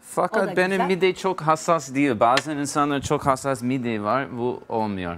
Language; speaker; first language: Turkish; non-native, learner; English